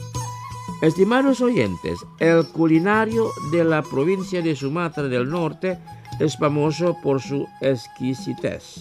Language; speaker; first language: Spanish; non-native, fluent; Indonesian